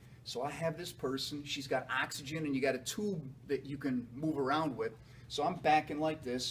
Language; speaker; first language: English; native; English